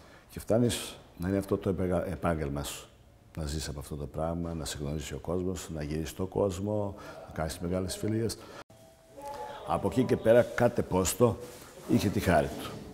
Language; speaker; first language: Greek; non-native, fluent; Serbian